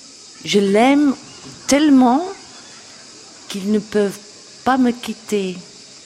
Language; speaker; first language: French; non-native, local second language; Dutch